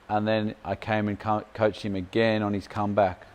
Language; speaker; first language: English; native; English